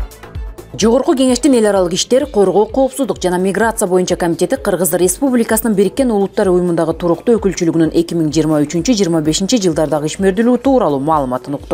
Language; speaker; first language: Kyrgyz; native; Kyrgyz